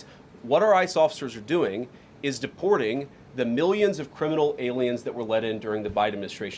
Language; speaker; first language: English; native; English